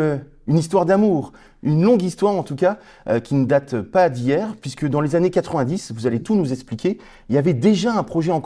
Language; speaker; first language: French; native; French